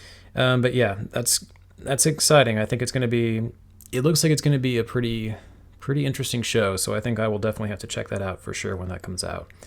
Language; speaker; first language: English; native; English